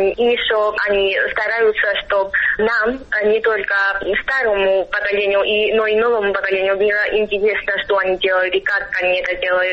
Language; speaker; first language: Russian; non-native, fluent; Georgian